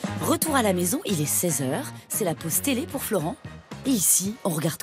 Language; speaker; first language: French; native; French